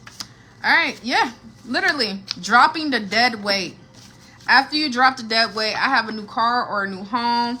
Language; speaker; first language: English; native; English